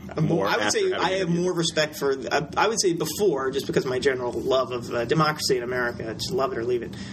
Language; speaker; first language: English; native; English